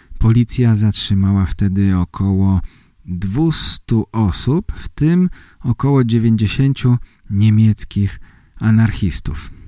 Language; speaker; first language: Polish; native; Polish